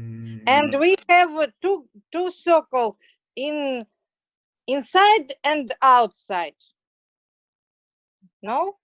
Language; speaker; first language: English; non-native, learner; Russian